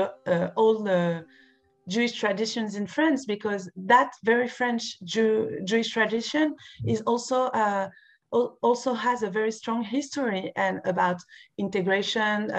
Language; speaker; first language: English; non-native, fluent; French